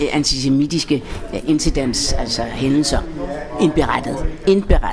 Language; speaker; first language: Danish; native; Danish